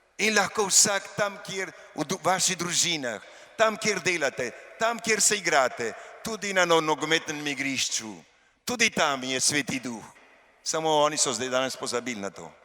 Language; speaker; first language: Slovenian; early bilingual, heritage; Slovenian